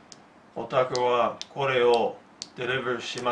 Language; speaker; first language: Japanese; non-native, learner; English